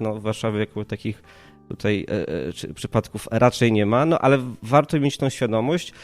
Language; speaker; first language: Polish; native; Polish